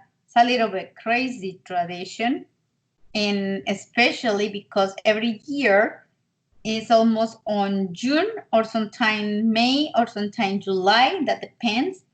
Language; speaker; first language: English; non-native, learner; Spanish